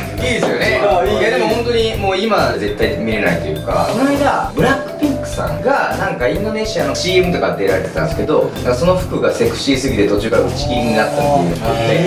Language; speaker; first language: Japanese; native; Japanese